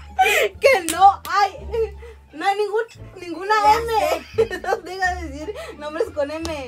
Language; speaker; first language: Spanish; early bilingual, heritage; Spanish